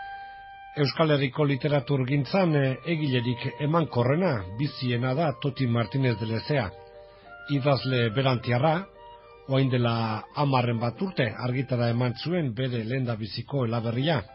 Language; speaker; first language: Basque; native; Basque